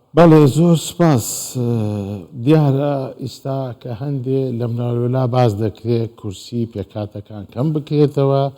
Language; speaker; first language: Central Kurdish; non-native, local second language; Turkish